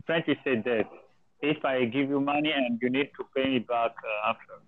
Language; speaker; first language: English; non-native, learner; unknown